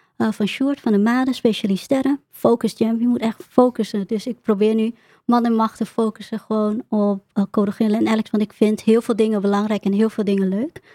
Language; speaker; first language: Dutch; early bilingual, other home language; Vietnamese